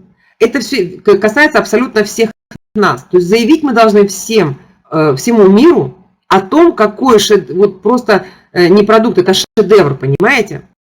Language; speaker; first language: Russian; native; Russian